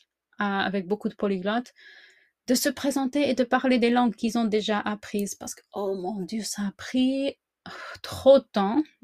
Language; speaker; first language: French; non-native, fluent; English